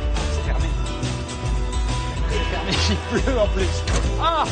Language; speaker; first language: French; native; French